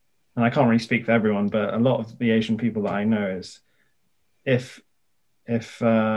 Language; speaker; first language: English; native; English